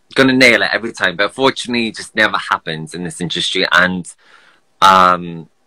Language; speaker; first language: English; native; English